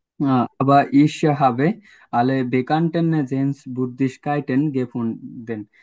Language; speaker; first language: German; non-native, learner; Bangla